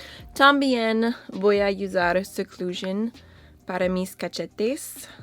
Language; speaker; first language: Spanish; non-native, learner; English